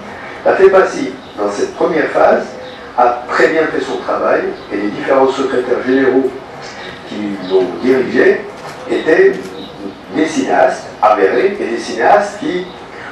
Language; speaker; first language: French; non-native, local second language; Wolof